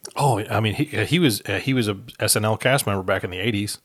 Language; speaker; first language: English; native; English